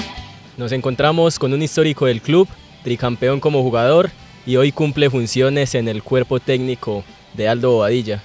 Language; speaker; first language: Spanish; native; Spanish